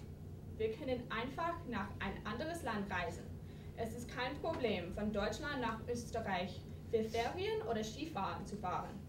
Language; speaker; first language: German; non-native, fluent; English